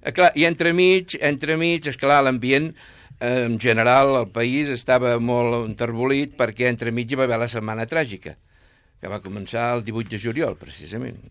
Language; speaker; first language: Catalan; native; Catalan